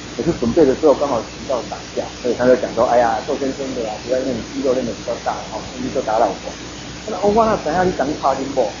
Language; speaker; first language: Chinese; native; Chinese